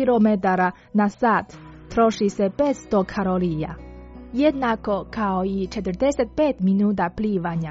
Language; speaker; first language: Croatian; non-native, fluent; Chinese